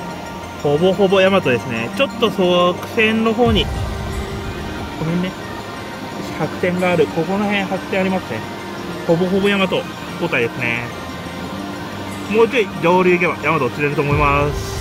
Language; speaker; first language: Japanese; native; Japanese